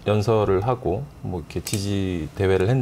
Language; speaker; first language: Korean; native; Korean